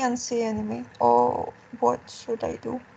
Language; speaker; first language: English; non-native, fluent; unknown